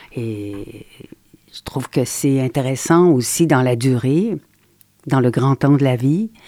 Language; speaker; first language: French; native; French